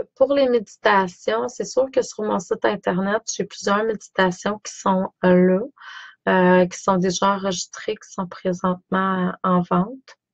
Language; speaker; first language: French; native; French